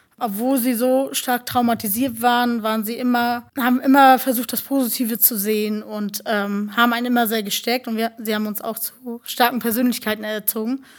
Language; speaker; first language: German; native; German